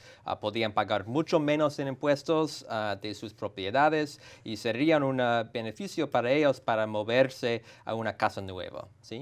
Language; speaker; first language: Spanish; non-native, fluent; English